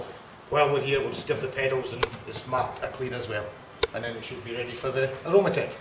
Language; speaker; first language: English; native; English